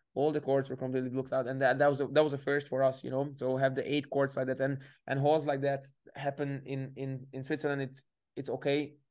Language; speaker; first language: English; native; English